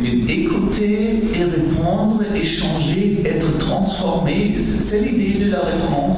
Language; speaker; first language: French; non-native, learner; German